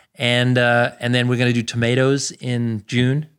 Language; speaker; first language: English; native; English